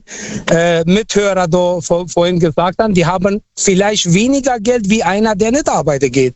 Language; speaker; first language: German; non-native, fluent; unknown